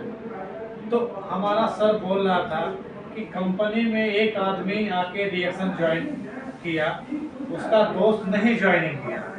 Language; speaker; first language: Hindi; non-native, learner; Nepali